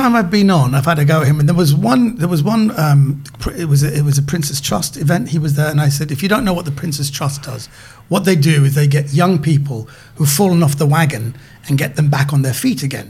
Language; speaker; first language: English; native; English